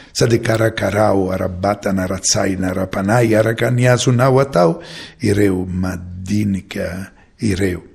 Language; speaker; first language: Malagasy; non-native, fluent; Maltese